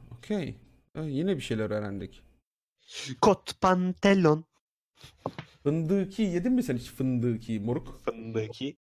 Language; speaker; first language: Turkish; native; Turkish